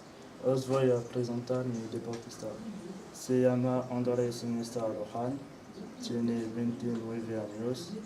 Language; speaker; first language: Spanish; non-native, learner; French